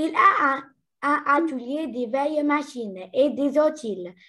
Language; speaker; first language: French; non-native, learner; Arabic